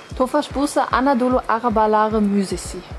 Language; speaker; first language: Turkish; non-native, learner; English